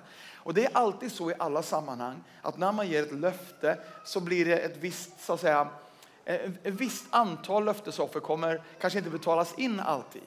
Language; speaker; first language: Swedish; native; Swedish